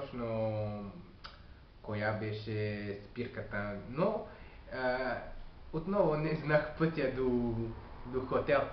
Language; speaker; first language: Bulgarian; non-native, learner; French